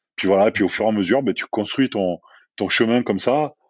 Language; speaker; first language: French; native; French